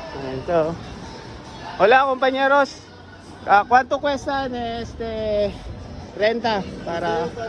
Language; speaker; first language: Spanish; non-native, learner; Filipino